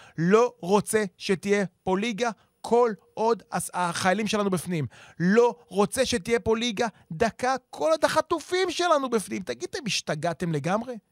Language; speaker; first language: Hebrew; native; Hebrew